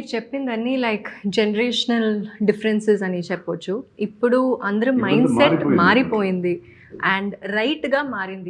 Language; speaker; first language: Telugu; non-native, local second language; Tamil